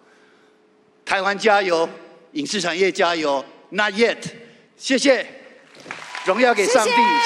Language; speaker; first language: Chinese; native; Chinese